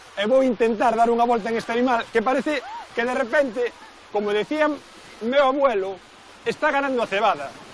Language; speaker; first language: Galician; native; Galician